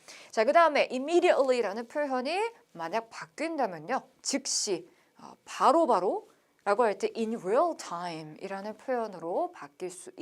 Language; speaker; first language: Korean; native; Korean